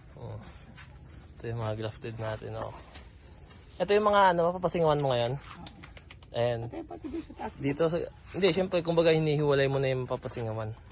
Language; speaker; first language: Filipino; native; Filipino